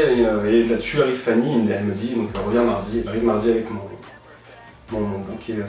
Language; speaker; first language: French; native; French